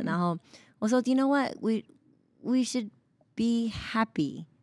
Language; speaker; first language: English; early bilingual, other home language; Chinese